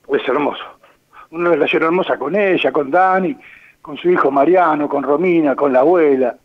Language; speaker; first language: Spanish; native; Spanish